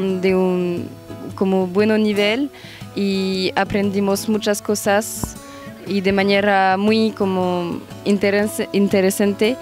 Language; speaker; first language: Spanish; non-native, learner; French